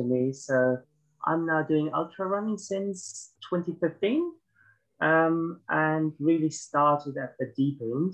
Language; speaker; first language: English; non-native, fluent; German